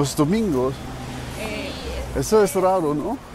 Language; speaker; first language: Spanish; non-native, learner; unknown